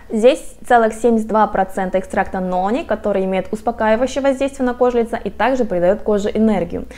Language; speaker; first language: Russian; non-native, fluent; Korean